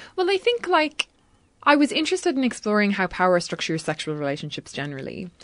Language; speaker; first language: English; native; English